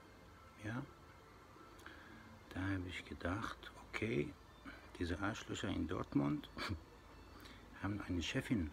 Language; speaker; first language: German; non-native, local second language; Persian